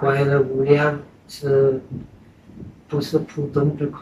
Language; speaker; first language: Chinese; non-native, fluent; Czech